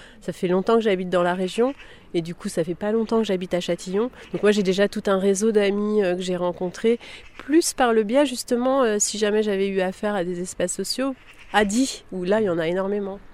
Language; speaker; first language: French; native; French